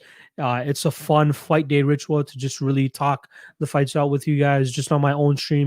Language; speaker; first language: English; native; English